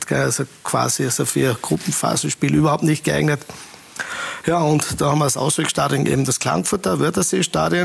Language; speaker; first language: German; native; German